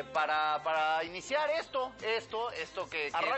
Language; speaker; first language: Spanish; native; Spanish